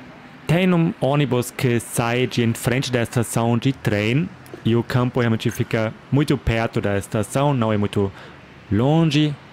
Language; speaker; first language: Portuguese; non-native, fluent; German